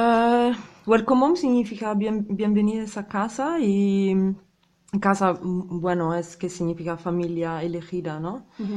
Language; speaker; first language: Spanish; non-native, learner; Italian